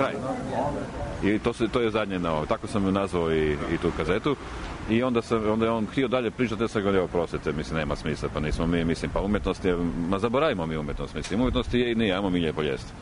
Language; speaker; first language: Croatian; native; Croatian